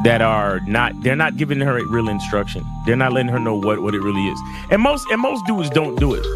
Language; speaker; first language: English; native; English